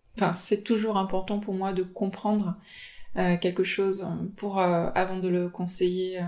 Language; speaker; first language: French; native; French